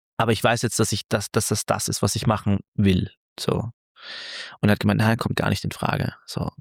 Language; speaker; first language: German; early bilingual, other home language; Turkish